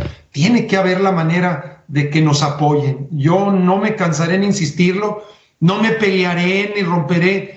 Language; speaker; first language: Spanish; native; Spanish